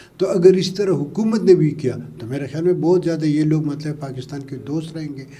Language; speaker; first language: Urdu; non-native, local second language; Pashto